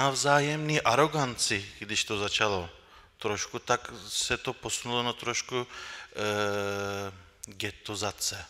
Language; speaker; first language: Czech; non-native, fluent; Turkish